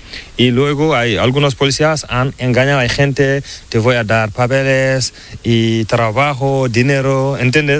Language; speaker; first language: Spanish; non-native, learner; Fula